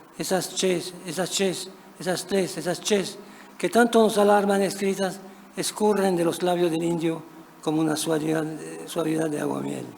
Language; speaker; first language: Spanish; non-native, fluent; French